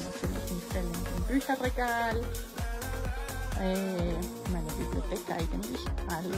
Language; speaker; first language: German; non-native, learner; Spanish